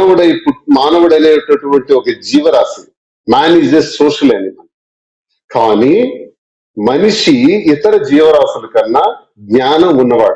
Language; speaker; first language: Telugu; native; Telugu